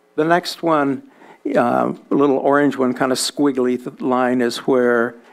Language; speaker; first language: English; native; English